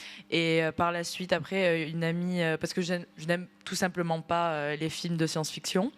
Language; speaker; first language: French; native; French